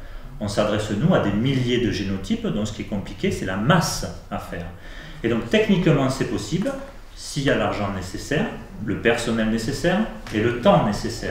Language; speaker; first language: French; native; French